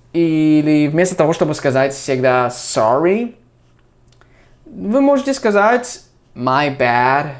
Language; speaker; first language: Russian; non-native, fluent; English